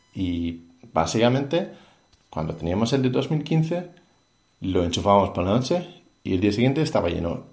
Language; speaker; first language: Spanish; non-native, fluent; Danish